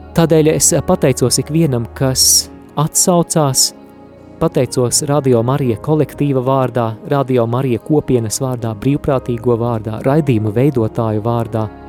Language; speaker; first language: Latvian; native; Latvian